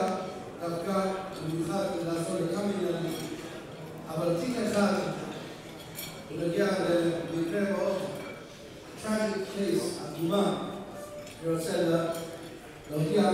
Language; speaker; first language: Hebrew; non-native, fluent; English